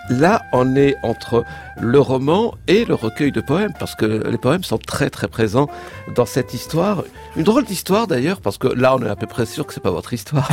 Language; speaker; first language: French; native; French